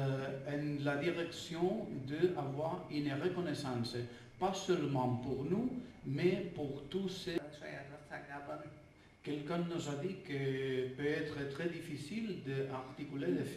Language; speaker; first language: French; non-native, fluent; Catalan